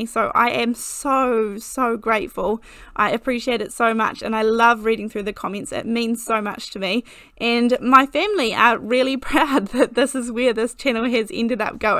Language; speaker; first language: English; native; English